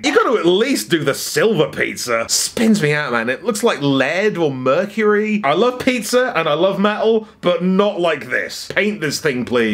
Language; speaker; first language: English; native; English